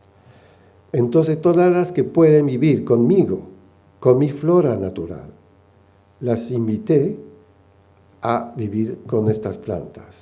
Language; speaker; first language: Spanish; non-native, fluent; French